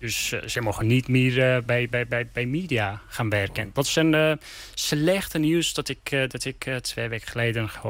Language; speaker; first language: Dutch; non-native, learner; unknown